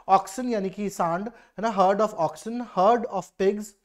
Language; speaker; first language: Hindi; native; Hindi